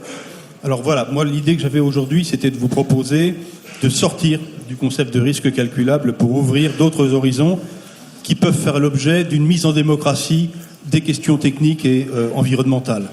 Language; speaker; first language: French; native; French